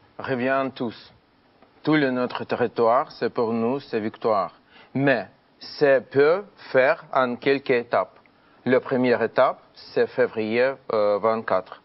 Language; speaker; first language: French; non-native, fluent; Ukrainian